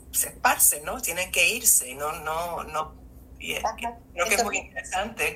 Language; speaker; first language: Spanish; native; Spanish